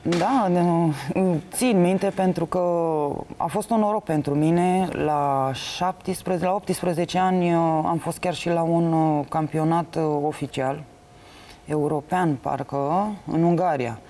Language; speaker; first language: Romanian; native; Romanian